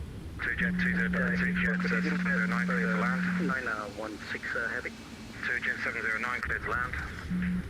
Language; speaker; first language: English; native; English